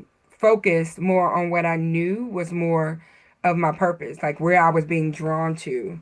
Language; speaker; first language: English; native; English